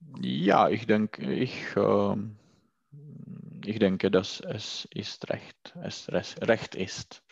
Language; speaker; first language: German; non-native, learner; Czech